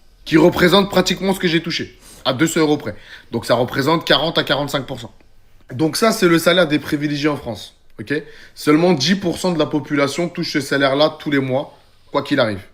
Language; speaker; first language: French; native; French